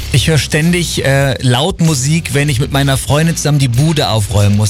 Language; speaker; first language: German; native; German